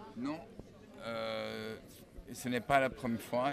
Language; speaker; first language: French; native; French